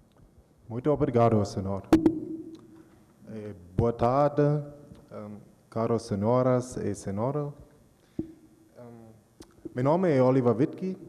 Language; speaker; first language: Portuguese; non-native, learner; German